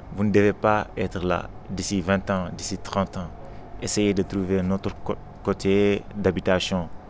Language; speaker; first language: French; non-native, local second language; Wolof